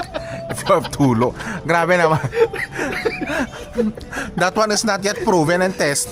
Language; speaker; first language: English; non-native, local second language; Filipino